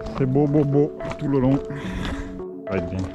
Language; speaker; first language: French; native; French